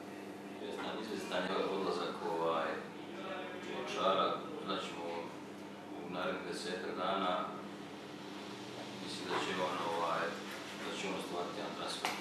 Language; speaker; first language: Croatian; native; Croatian